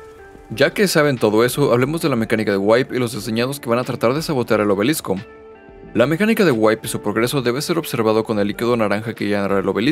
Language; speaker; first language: Spanish; native; Spanish